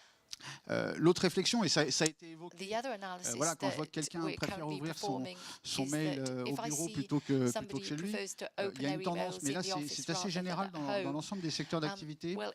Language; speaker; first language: French; native; French